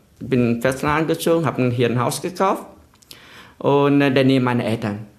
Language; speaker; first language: German; non-native, fluent; Vietnamese